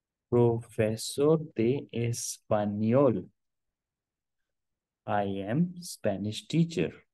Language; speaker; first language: Spanish; non-native, fluent; Hindi